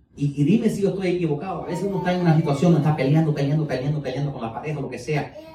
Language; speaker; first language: Spanish; early bilingual, heritage; Spanish